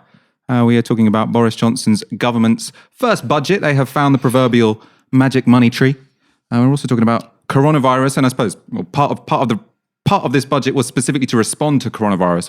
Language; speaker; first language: English; native; English